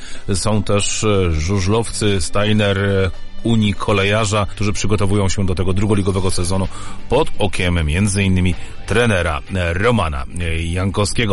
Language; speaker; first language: Polish; native; Polish